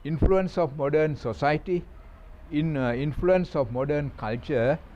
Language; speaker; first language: English; non-native, local second language; Sinhala